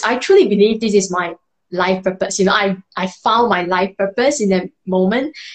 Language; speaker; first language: English; non-native, local second language; Chinese